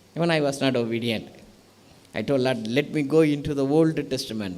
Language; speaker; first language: English; non-native, local second language; Tamil